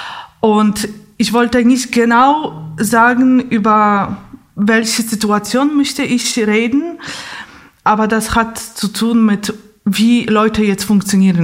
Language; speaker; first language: German; non-native, fluent; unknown